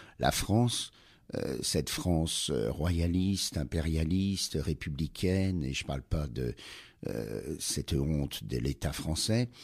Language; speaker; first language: French; native; French